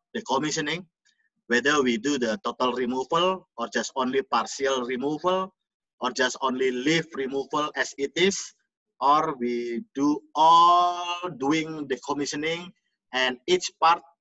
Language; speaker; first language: English; non-native, fluent; Indonesian